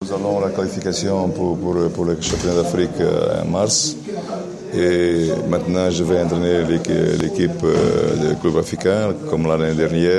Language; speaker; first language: French; non-native, learner; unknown